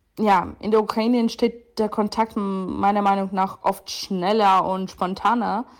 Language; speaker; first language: German; non-native, fluent; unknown